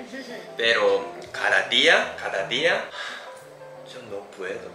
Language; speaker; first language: Spanish; non-native, learner; Japanese